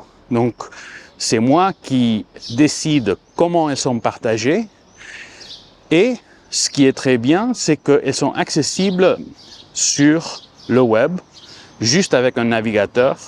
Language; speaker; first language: French; non-native, fluent; Spanish